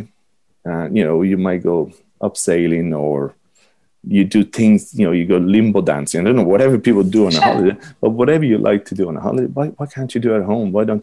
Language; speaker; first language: English; non-native, fluent; Italian